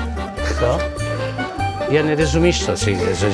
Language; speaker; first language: Czech; non-native, learner; Italian